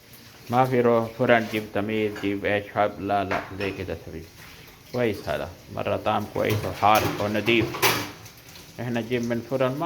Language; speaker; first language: Arabic; non-native, local second language; Urdu